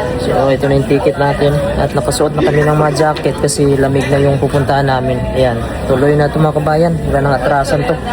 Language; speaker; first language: Filipino; non-native, local second language; Cebuano